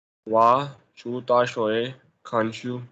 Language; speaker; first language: Chinese; non-native, learner; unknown